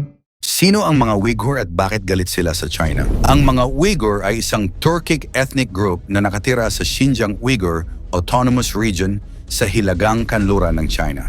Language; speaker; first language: Filipino; native; Filipino